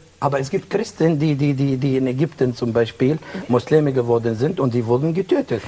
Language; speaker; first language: German; non-native, fluent; Arabic